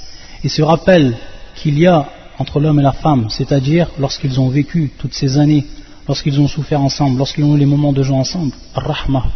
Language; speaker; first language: French; native; French